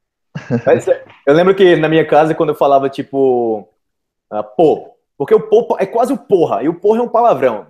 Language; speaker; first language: Portuguese; native; Portuguese